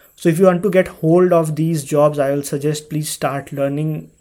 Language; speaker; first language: English; non-native, local second language; Hindi